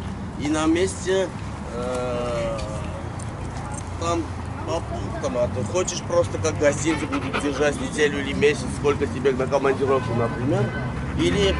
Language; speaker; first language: Russian; non-native, learner; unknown